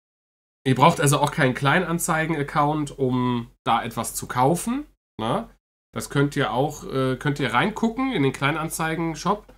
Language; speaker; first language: German; native; German